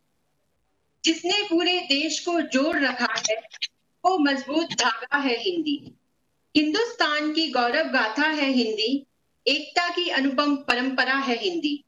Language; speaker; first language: Hindi; native; Hindi